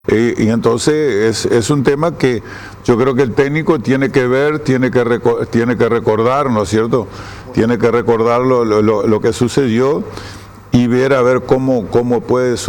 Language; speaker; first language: Spanish; native; Spanish